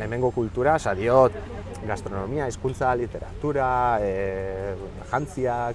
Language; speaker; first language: Basque; non-native, fluent; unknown